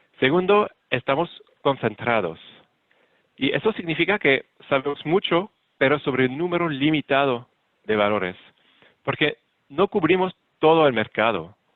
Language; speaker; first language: Spanish; non-native, fluent; French